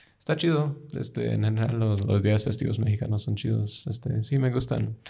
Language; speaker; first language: Spanish; non-native, fluent; English